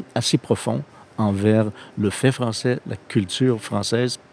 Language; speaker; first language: French; non-native, fluent; English